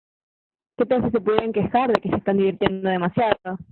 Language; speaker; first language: Spanish; native; Spanish